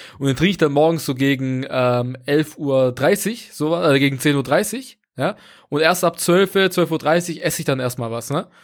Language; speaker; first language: German; native; German